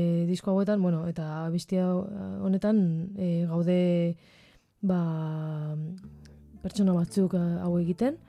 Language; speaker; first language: Basque; non-native, local second language; Spanish